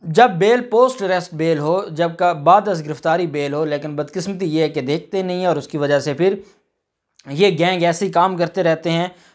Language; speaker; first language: Urdu; non-native, local second language; Punjabi